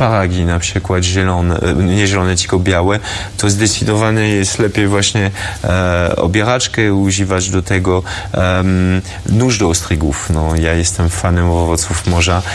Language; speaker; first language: Polish; non-native, fluent; French